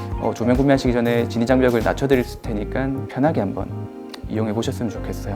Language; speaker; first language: Korean; native; Korean